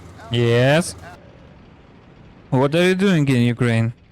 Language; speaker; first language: English; non-native, learner; Ukrainian